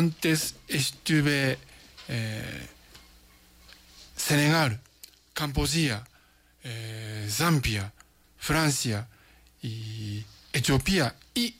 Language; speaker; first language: Spanish; non-native, learner; Japanese